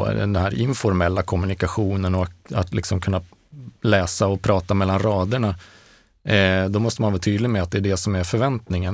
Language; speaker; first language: Swedish; native; Swedish